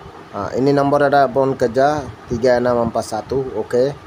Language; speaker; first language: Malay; non-native, learner; Bangla